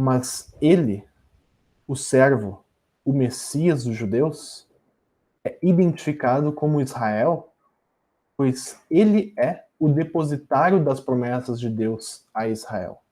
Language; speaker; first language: Portuguese; native; Portuguese